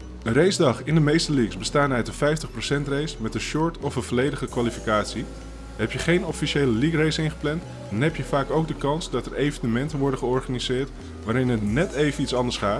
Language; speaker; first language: Dutch; native; Dutch